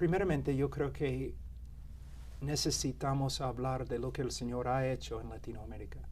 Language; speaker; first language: Spanish; non-native, fluent; English